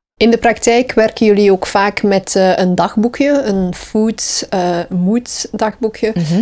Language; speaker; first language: Dutch; native; Dutch